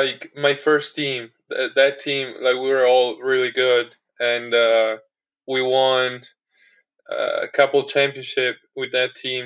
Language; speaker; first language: English; non-native, fluent; Italian